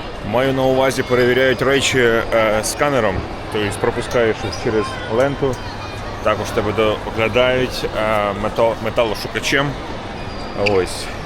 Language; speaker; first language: Ukrainian; native; Ukrainian